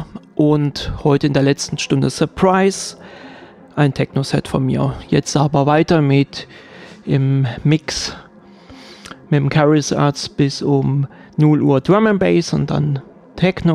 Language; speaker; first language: German; native; German